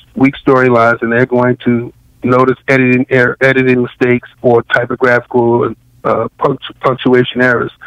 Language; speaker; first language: English; native; English